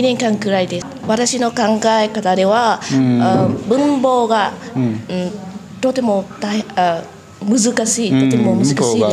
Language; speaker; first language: Japanese; non-native, learner; Vietnamese